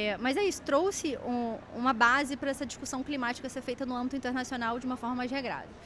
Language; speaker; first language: Portuguese; native; Portuguese